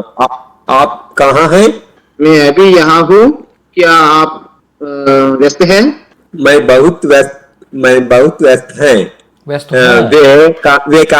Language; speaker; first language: Hindi; non-native, learner; Telugu